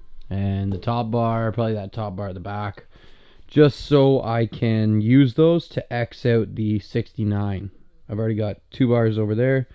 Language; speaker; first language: English; native; English